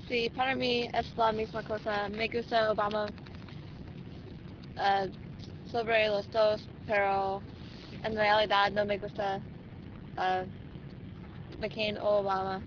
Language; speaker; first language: Spanish; non-native, learner; English